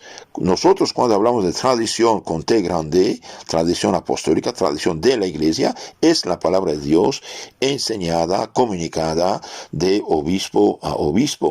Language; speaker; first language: Spanish; non-native, fluent; French